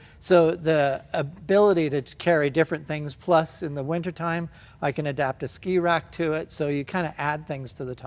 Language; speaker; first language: English; native; English